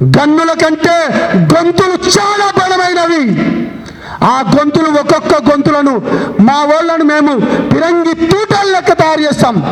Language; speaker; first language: Telugu; non-native, local second language; Lambadi